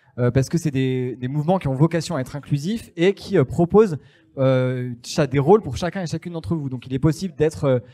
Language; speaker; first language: French; native; French